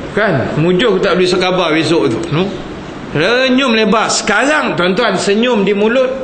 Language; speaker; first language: Malay; native; Malay